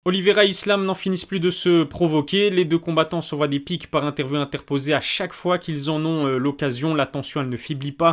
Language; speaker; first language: French; native; French